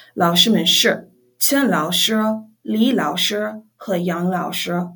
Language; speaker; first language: Chinese; non-native, learner; English